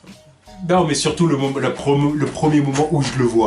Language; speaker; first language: French; native; French